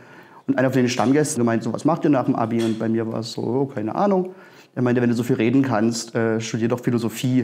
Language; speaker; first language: German; native; German